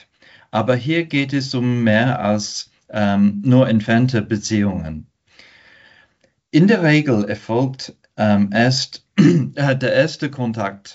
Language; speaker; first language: German; non-native, fluent; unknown